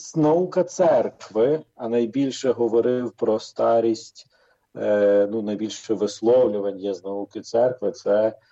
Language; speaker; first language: Ukrainian; native; Ukrainian